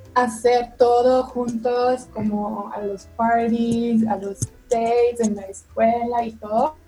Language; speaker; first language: Spanish; non-native, learner; German